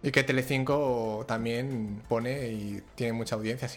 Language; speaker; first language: Spanish; native; Spanish